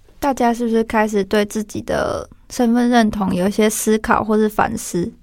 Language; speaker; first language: Chinese; native; Chinese